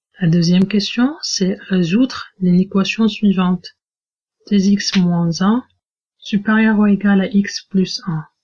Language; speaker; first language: French; non-native, local second language; Arabic